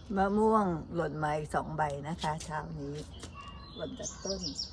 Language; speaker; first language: Thai; native; Thai